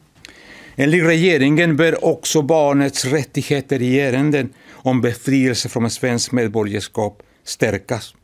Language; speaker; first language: Swedish; non-native, fluent; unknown